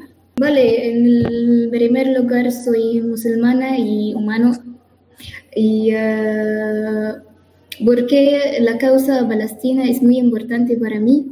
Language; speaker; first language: Spanish; non-native, learner; Arabic